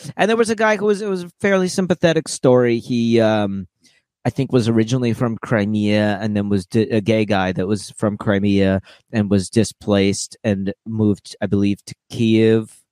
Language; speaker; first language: English; early bilingual, other home language; Russian